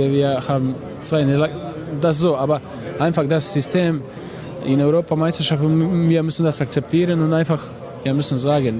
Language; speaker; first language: German; non-native, fluent; Croatian